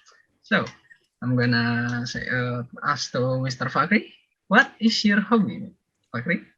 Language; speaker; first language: English; non-native, learner; Indonesian